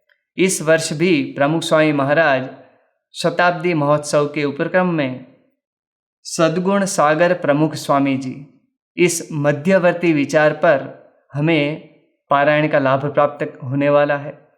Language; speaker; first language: Hindi; native; Hindi